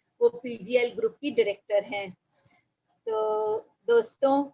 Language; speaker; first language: Hindi; native; Hindi